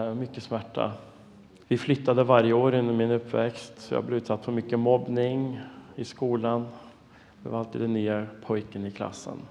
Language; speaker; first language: Swedish; non-native, fluent; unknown